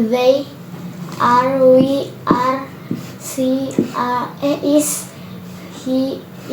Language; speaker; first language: English; non-native, learner; Indonesian